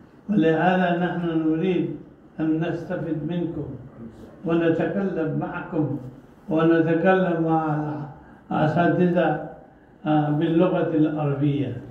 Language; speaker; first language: Arabic; non-native, fluent; Urdu